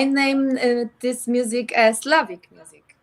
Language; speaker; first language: English; non-native, learner; Polish